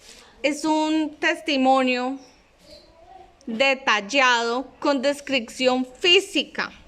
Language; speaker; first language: Spanish; native; Spanish